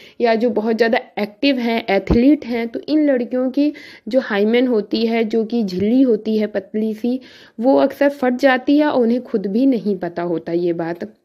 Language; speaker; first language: Hindi; native; Hindi